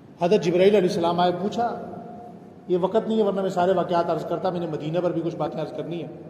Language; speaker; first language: Urdu; non-native, local second language; Punjabi